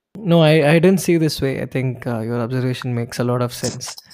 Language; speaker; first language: English; non-native, local second language; Tamil